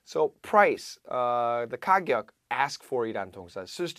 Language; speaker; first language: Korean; non-native, fluent; English